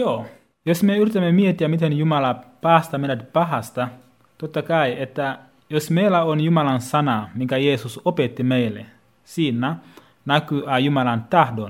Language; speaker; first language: Finnish; non-native, fluent; Swahili